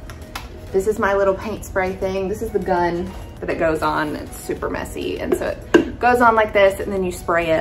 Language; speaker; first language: English; native; English